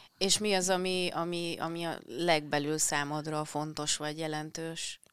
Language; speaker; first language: Hungarian; native; Hungarian